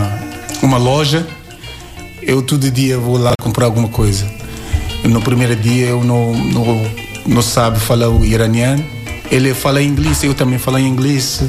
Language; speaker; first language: Portuguese; non-native, learner; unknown